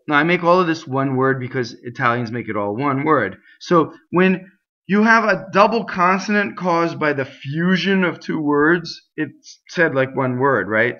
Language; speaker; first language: English; native; English